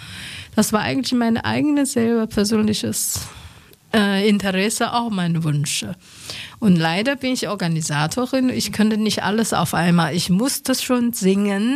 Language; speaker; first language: German; non-native, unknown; Chinese